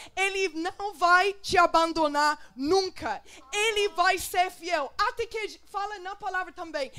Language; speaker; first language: Portuguese; non-native, fluent; English